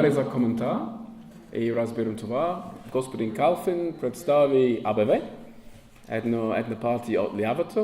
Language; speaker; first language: Bulgarian; non-native, learner; English